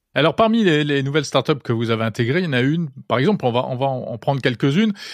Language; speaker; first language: French; native; French